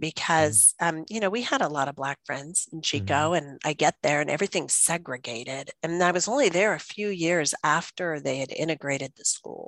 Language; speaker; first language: English; native; English